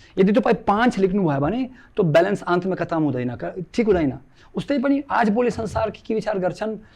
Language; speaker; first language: Nepali; non-native, fluent; Russian